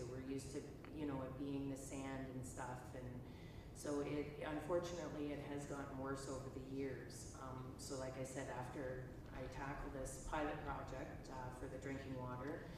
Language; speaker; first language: English; native; English